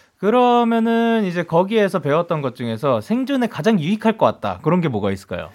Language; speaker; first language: Korean; early bilingual, heritage; Korean